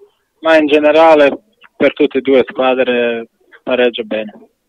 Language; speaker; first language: Italian; non-native, learner; Bosnian